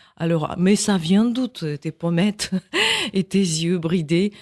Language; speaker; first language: French; non-native, fluent; Russian